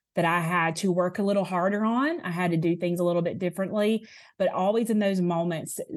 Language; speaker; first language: English; native; English